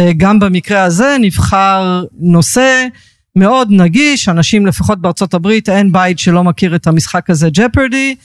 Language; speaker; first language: Hebrew; early bilingual, heritage; Hebrew